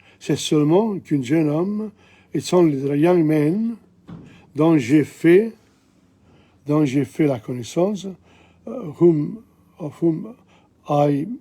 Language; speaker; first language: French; non-native, fluent; English